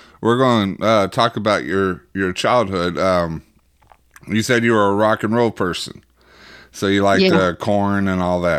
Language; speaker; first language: English; native; English